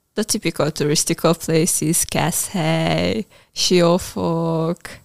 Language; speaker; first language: English; non-native, fluent; Hungarian